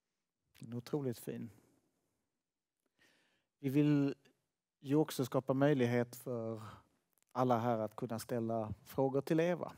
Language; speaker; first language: Swedish; native; Swedish